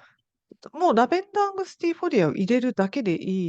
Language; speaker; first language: Japanese; native; Japanese